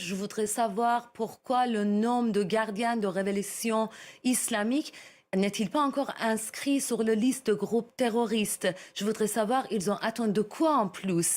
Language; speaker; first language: French; non-native, learner; Persian